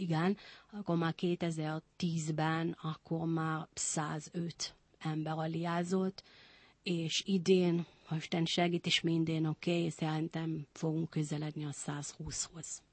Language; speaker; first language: Hungarian; non-native, fluent; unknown